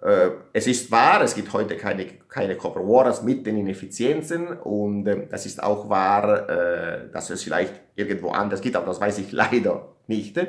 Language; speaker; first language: German; non-native, learner; Italian